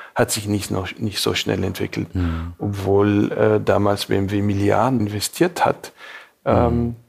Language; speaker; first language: German; non-native, fluent; English